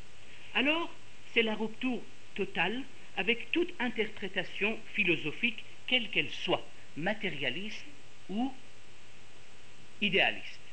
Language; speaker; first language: French; non-native, fluent; Persian